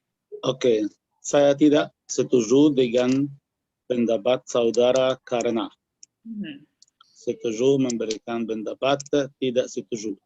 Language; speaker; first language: Indonesian; non-native, learner; Arabic